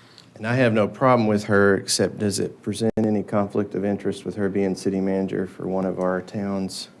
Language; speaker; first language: English; native; English